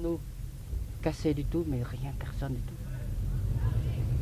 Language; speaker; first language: French; non-native, learner; Vietnamese